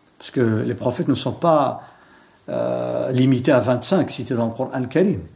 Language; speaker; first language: French; non-native, local second language; Arabic